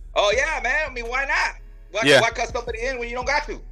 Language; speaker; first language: English; native; English